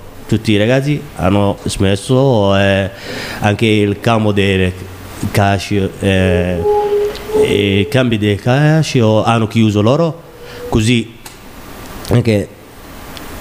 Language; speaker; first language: Italian; non-native, learner; Somali